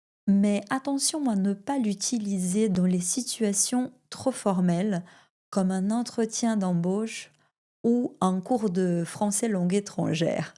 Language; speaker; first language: French; non-native, fluent; Portuguese